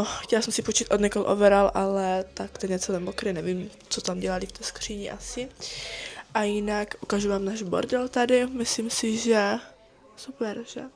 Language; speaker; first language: Czech; native; Czech